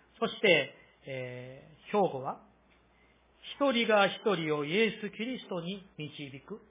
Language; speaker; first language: Japanese; non-native, fluent; Korean